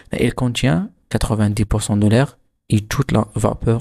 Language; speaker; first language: French; non-native, local second language; Arabic